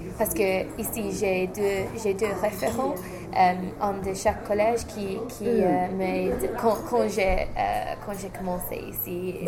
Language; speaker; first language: French; non-native, fluent; English